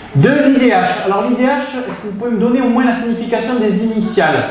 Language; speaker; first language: French; native; French